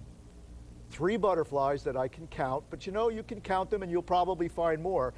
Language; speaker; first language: English; native; English